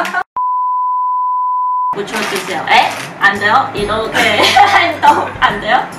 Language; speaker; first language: Korean; non-native, learner; Chinese